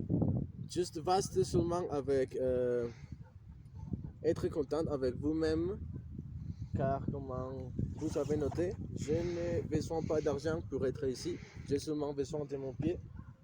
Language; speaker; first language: French; non-native, learner; Spanish